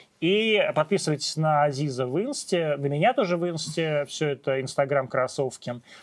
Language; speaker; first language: Russian; native; Russian